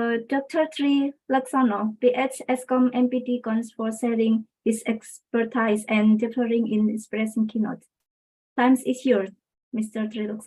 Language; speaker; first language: English; non-native, local second language; Indonesian